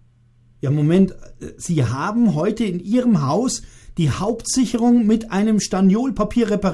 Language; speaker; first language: German; native; German